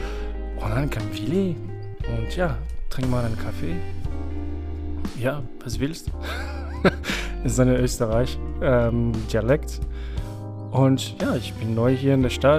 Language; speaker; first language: German; non-native, fluent; French